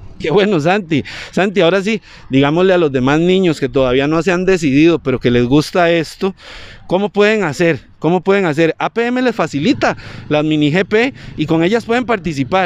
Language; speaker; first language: Spanish; native; Spanish